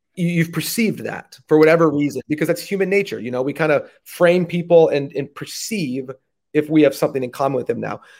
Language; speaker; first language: English; native; English